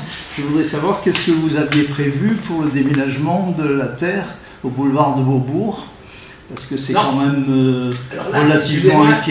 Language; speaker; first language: French; native; French